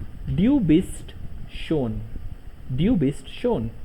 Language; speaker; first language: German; non-native, learner; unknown